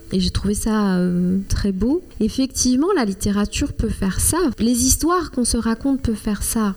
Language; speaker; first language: French; non-native, local second language; Kinyarwanda